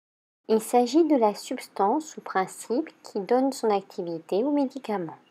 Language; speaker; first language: French; native; French